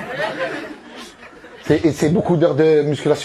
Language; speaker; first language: French; native; French